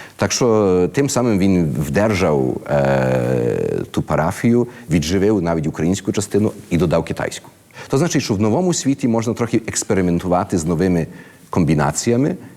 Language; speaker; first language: Ukrainian; early bilingual, heritage; Ukrainian